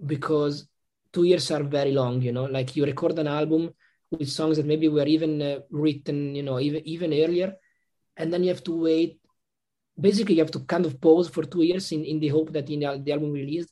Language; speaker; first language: English; non-native, fluent; Italian